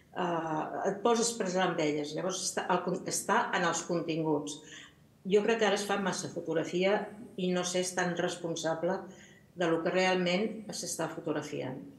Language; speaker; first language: Catalan; native; Catalan